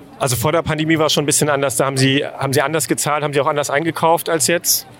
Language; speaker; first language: German; native; German